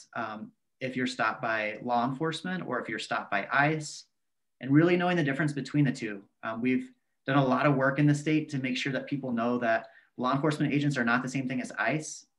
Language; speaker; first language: English; native; English